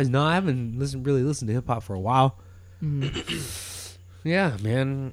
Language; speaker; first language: English; native; English